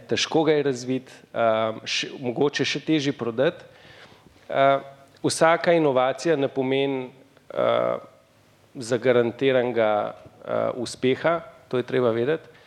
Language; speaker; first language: Slovenian; native; Slovenian